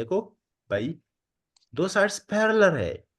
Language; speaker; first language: Hindi; non-native, local second language; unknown